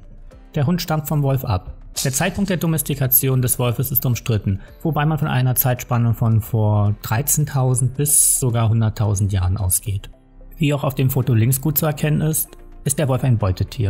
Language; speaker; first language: German; native; German